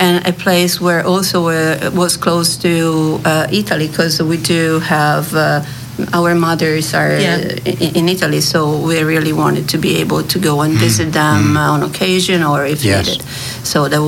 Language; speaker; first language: English; non-native, fluent; Italian